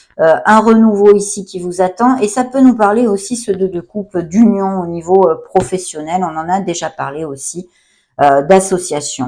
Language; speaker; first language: French; native; French